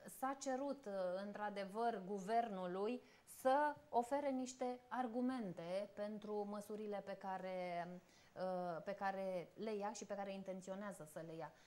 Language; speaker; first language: Romanian; native; Romanian